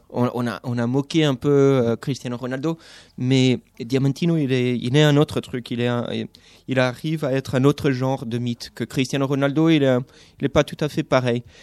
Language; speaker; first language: French; non-native, fluent; English